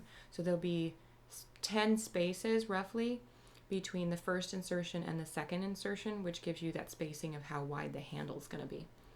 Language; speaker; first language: English; native; English